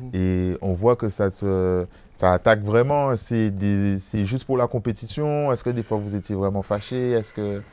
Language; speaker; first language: French; native; French